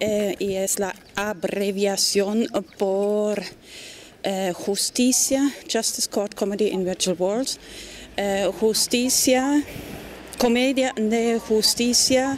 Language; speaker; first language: Spanish; non-native, fluent; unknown